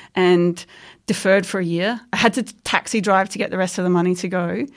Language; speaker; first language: English; native; English